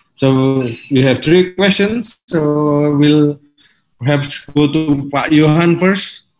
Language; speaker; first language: English; non-native, fluent; Indonesian